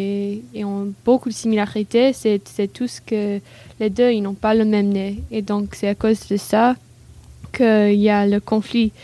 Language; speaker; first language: French; non-native, learner; English